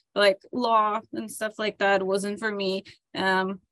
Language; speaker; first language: English; non-native, fluent; Ukrainian